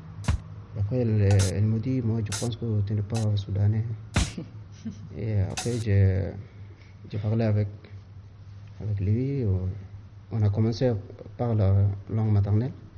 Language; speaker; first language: French; non-native, learner; Arabic